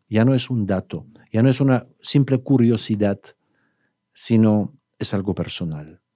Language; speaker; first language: Spanish; non-native, fluent; Polish